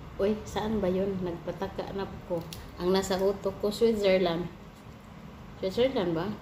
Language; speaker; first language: Filipino; non-native, local second language; Cebuano